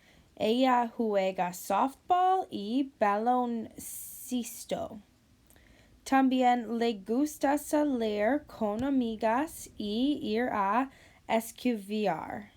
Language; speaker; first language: Spanish; non-native, learner; English